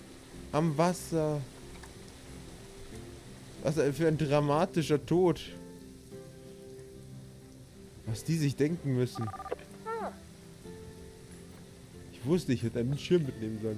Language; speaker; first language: German; native; German